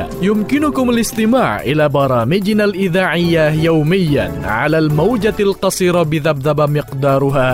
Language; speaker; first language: Arabic; non-native, fluent; Indonesian